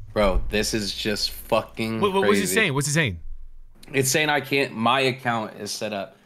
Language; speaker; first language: English; native; English